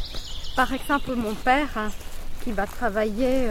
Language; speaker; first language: French; non-native, fluent; Finnish